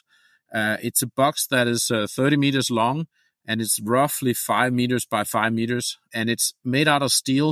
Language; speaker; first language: English; non-native, fluent; Danish